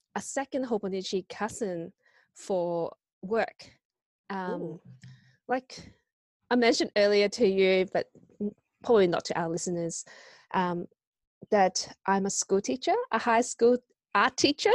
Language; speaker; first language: English; non-native, local second language; Cantonese